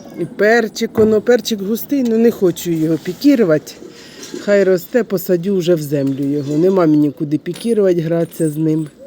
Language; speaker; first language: Ukrainian; native; Ukrainian